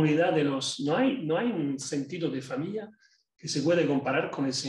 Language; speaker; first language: Spanish; non-native, fluent; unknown